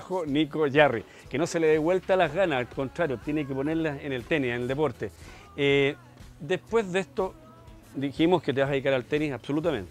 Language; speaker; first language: Spanish; native; Spanish